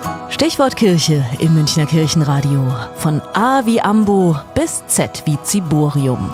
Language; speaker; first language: German; native; German